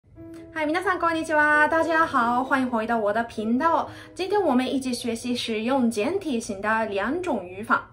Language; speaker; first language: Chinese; non-native, fluent; Japanese